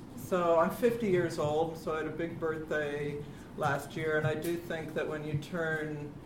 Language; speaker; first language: English; native; English